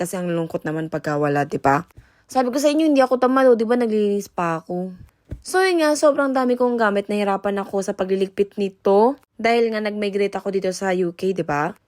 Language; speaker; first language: Filipino; native; Filipino